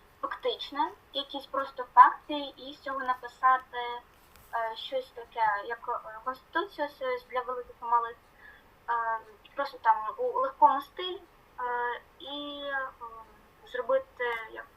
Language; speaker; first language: Ukrainian; native; Ukrainian